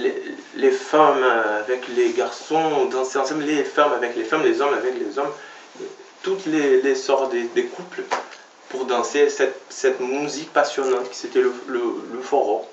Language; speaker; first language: French; non-native, fluent; Portuguese